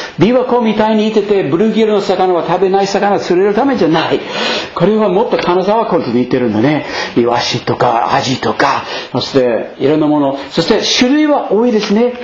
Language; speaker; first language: Japanese; non-native, fluent; English